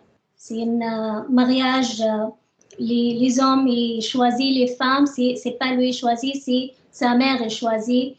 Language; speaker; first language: French; non-native, learner; Arabic